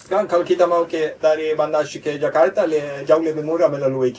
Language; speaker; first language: Indonesian; non-native, fluent; Swedish